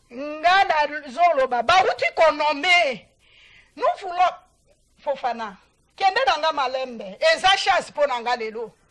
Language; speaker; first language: Lingala; non-native, local second language; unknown